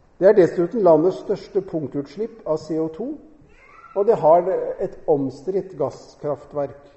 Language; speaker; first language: Norwegian; native; Norwegian